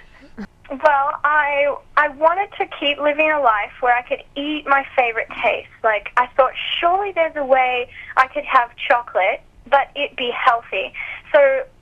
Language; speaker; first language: English; native; English